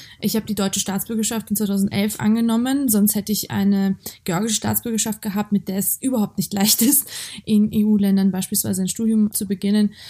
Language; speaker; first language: German; early bilingual, other home language; Georgian